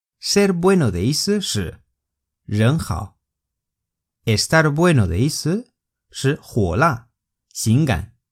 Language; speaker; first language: Chinese; non-native, fluent; Spanish